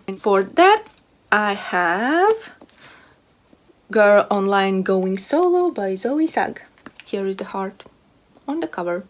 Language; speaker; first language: English; non-native, fluent; Latvian